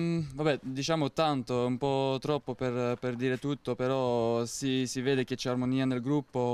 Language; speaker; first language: Italian; non-native, fluent; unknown